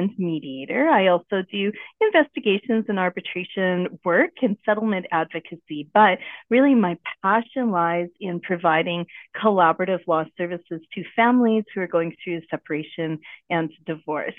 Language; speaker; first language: English; native; English